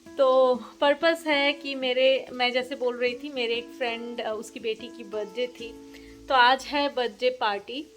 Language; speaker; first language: Hindi; non-native, local second language; Bangla